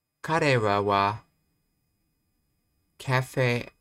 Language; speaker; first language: Japanese; non-native, learner; English